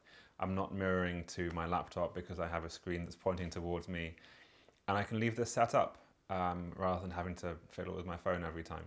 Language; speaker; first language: English; native; English